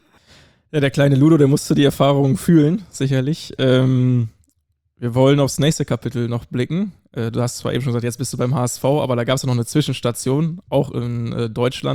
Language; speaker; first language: German; native; German